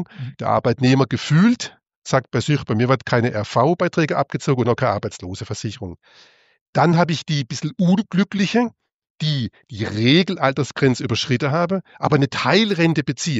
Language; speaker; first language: German; native; German